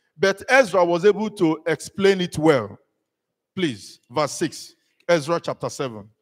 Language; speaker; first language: English; non-native, local second language; Igbo